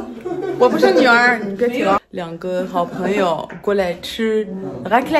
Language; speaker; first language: Chinese; non-native, fluent; French